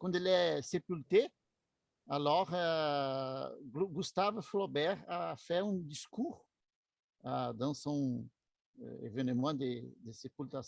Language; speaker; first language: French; non-native, learner; Portuguese